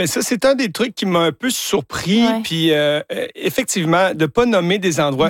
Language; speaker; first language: French; native; French